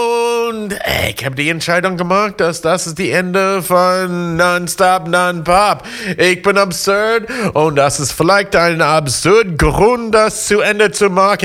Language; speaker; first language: German; non-native, learner; English